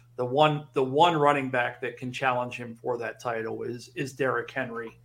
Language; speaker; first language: English; native; English